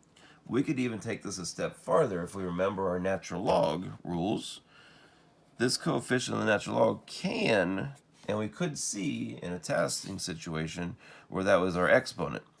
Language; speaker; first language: English; native; English